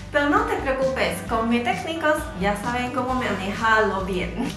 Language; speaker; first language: Spanish; non-native, fluent; Chinese